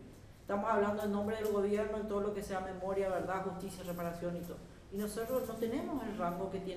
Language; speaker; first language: Spanish; native; Spanish